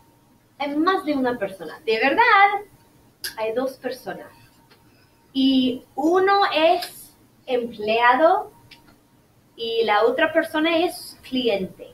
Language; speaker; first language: Spanish; non-native, fluent; English